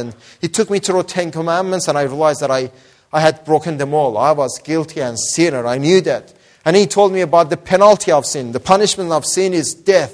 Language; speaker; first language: English; non-native, fluent; Persian